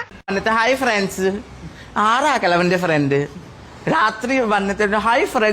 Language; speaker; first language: Malayalam; non-native, local second language; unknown